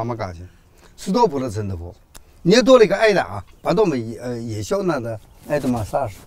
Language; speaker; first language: Russian; non-native, learner; Chinese